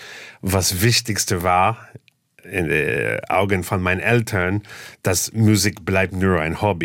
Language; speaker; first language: German; non-native, fluent; English